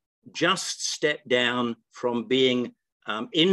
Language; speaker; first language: English; native; English